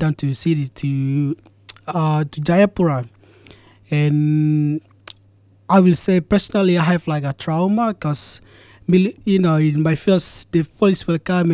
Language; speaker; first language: English; non-native, fluent; Indonesian